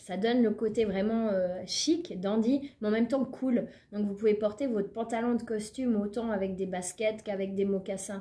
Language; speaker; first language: French; native; French